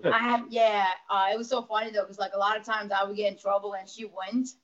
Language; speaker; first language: English; early bilingual, other home language; Russian